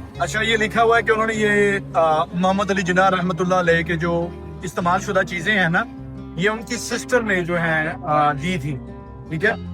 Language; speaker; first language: Urdu; native; Urdu